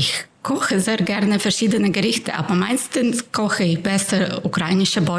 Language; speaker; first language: German; non-native, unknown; Ukrainian